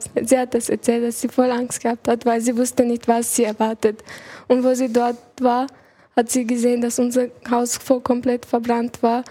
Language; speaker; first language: German; early bilingual, other home language; Chechen